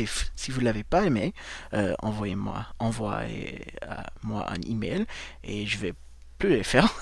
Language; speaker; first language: French; non-native, fluent; English